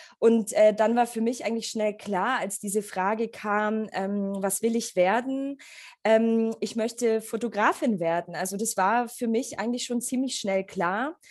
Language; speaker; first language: German; early bilingual, other home language; Polish